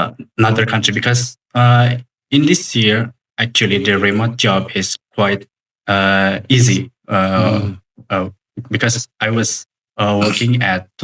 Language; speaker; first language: English; non-native, learner; Indonesian